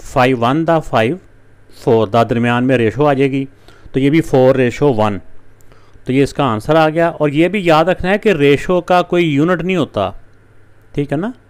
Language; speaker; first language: Urdu; non-native, local second language; Punjabi